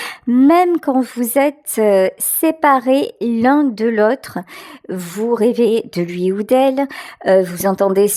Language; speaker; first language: French; native; French